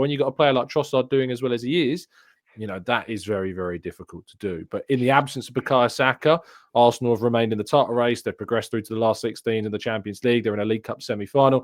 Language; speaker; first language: English; native; English